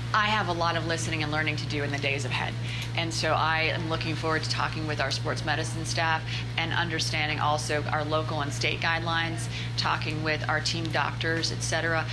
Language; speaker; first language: English; native; English